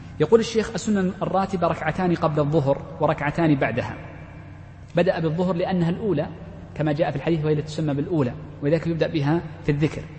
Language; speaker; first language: Arabic; native; Arabic